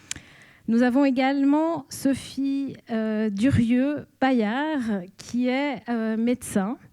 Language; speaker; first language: French; native; French